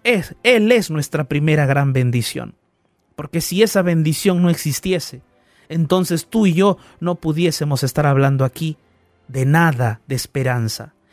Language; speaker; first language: Spanish; native; Spanish